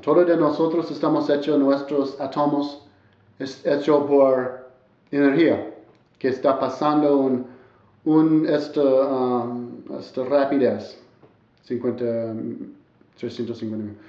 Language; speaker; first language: Spanish; non-native, learner; English